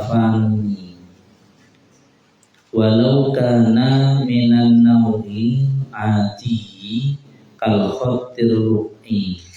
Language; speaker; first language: Arabic; non-native, fluent; Indonesian